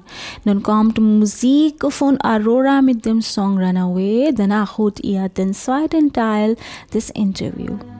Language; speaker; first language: German; non-native, fluent; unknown